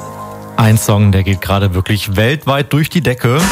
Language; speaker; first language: German; native; German